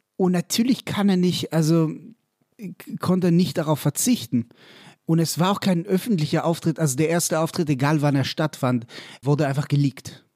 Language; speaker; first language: German; non-native, fluent; Hebrew